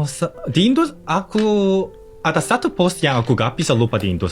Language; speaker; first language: Indonesian; non-native, learner; Korean